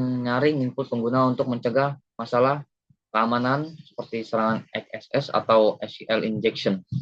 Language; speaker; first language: Indonesian; native; Indonesian